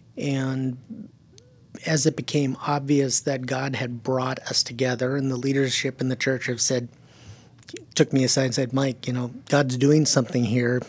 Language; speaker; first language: English; early bilingual, other home language; German